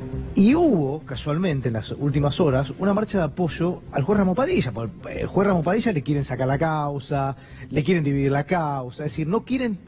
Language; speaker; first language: Spanish; native; Spanish